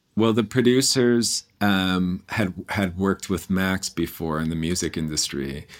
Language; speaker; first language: English; native; English